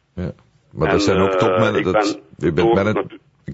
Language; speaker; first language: Dutch; native; Dutch